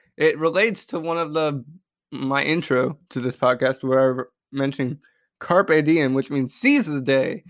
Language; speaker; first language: English; native; English